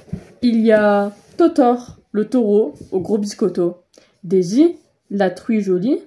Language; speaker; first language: French; native; French